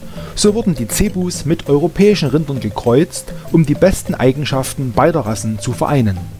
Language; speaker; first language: German; native; German